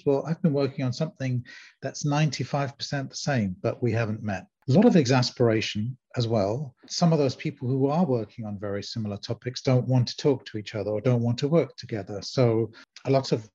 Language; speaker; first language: English; native; English